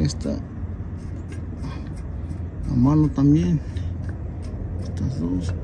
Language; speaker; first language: Spanish; early bilingual, heritage; Spanish